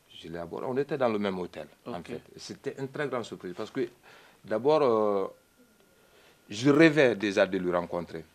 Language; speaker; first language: French; non-native, local second language; Mandingo